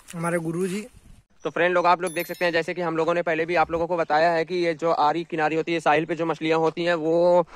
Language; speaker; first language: Hindi; native; Hindi